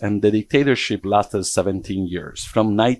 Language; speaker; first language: English; early bilingual, other home language; Portuguese